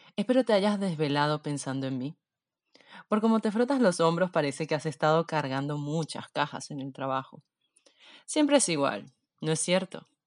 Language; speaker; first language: Spanish; native; Spanish